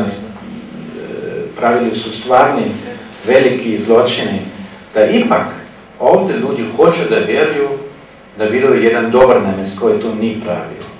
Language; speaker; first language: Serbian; non-native, fluent; German